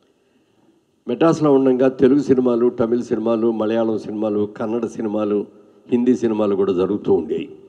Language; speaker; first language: Telugu; native; Telugu